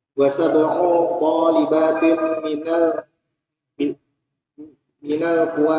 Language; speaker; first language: Arabic; non-native, learner; Indonesian